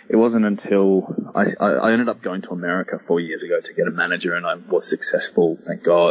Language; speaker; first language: English; native; English